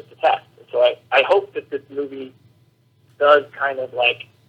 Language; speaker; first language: English; native; English